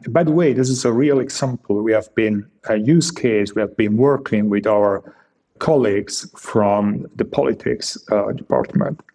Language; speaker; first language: English; non-native, fluent; Italian